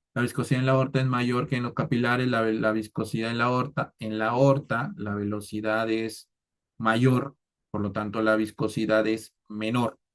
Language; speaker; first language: Spanish; native; Spanish